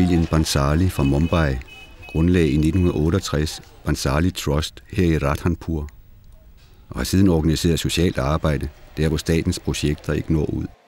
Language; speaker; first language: Danish; native; Danish